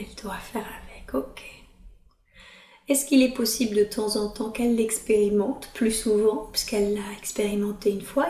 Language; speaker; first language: French; native; French